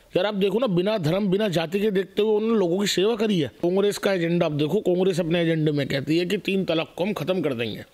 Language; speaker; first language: Hindi; native; Hindi